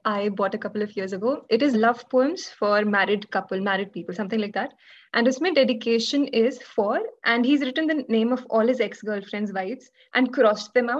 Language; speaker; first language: English; non-native, local second language; Hindi